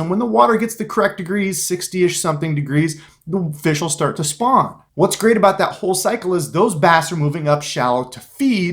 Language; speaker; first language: English; native; English